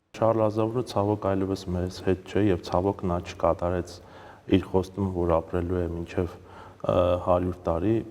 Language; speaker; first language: Armenian; native; Armenian